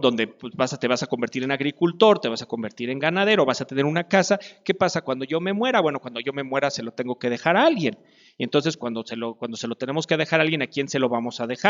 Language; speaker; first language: Spanish; native; Spanish